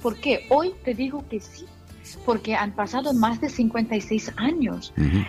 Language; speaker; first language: Spanish; non-native, fluent; Telugu